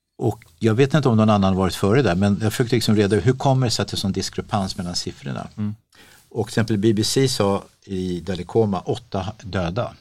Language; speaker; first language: Swedish; native; Swedish